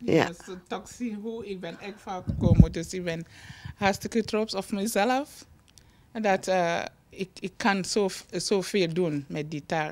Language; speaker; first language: Dutch; non-native, learner; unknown